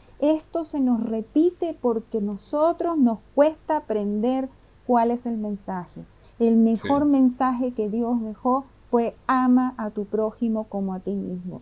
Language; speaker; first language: Spanish; native; Spanish